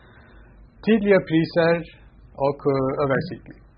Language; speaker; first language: Swedish; non-native, fluent; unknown